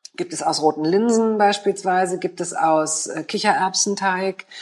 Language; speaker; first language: German; native; German